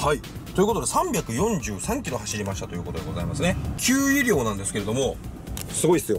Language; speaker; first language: Japanese; native; Japanese